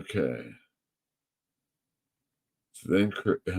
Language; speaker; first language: English; native; English